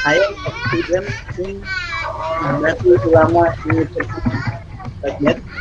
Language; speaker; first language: English; non-native, learner; Indonesian